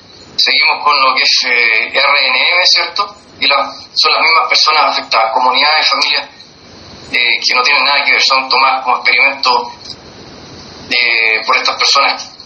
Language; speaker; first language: Spanish; native; Spanish